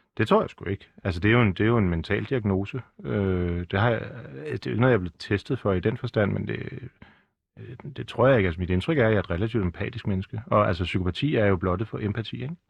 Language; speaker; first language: Danish; native; Danish